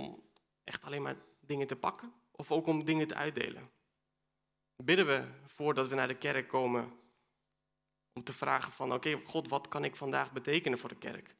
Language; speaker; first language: Dutch; non-native, fluent; Spanish